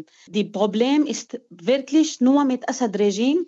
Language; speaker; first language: German; non-native, fluent; Arabic